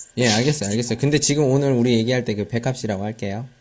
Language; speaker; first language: Korean; native; Korean